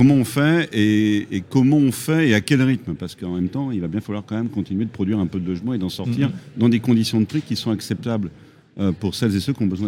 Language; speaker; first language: French; native; French